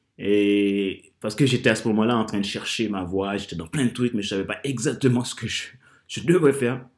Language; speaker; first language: French; non-native, local second language; Haitian Creole